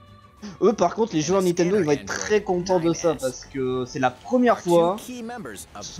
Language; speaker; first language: French; native; French